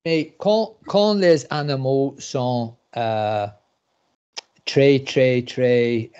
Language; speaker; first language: French; non-native, learner; English